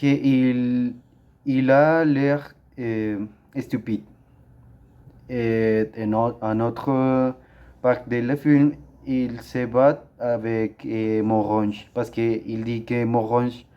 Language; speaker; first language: French; non-native, learner; Spanish